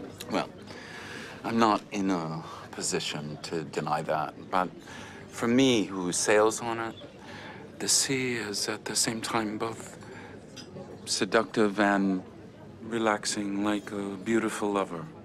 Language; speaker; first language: English; native; English